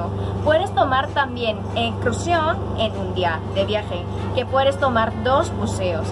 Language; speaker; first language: Spanish; non-native, learner; Thai